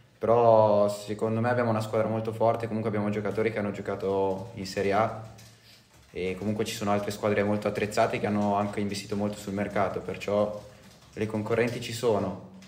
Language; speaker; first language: Italian; native; Italian